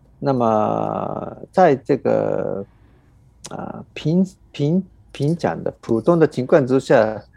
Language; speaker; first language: Chinese; non-native, fluent; Japanese